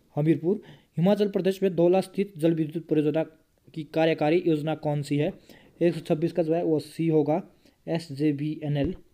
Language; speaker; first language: Hindi; native; Hindi